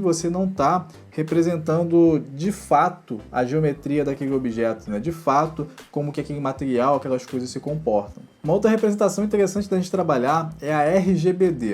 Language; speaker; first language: Portuguese; native; Portuguese